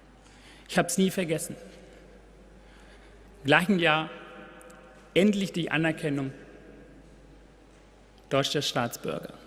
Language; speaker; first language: German; non-native, fluent; Tamil